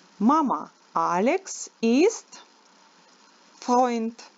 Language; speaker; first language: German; non-native, learner; Ukrainian